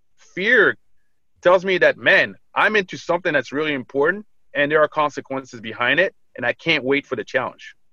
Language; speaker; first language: English; early bilingual, other home language; French